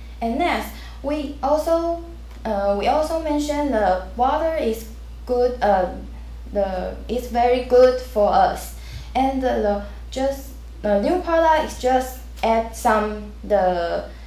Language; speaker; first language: English; non-native, learner; Chinese